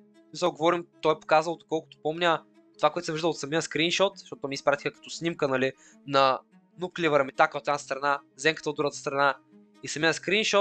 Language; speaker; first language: Bulgarian; native; Bulgarian